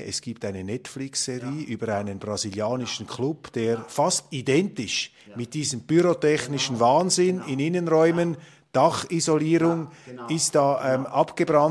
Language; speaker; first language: German; native; German